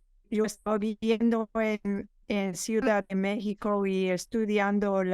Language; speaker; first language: Spanish; non-native, fluent; English